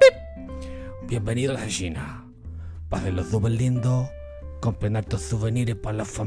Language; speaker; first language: Spanish; native; Spanish